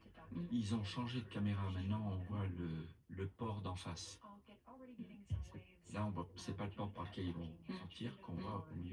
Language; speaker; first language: French; native; French